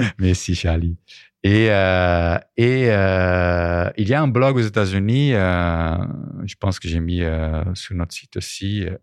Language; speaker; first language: French; non-native, fluent; Portuguese